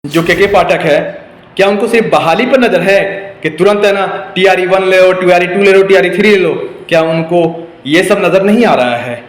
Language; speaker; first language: Hindi; native; Hindi